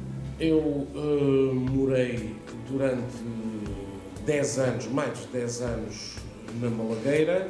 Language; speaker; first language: Portuguese; non-native, fluent; Italian